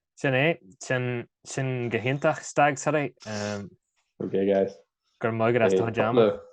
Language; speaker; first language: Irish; native; Irish